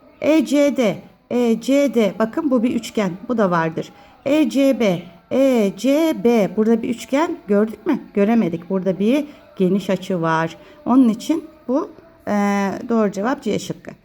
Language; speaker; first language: Turkish; native; Turkish